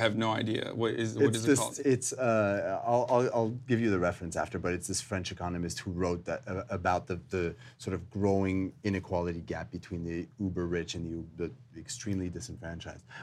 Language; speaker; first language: English; non-native, fluent; Turkish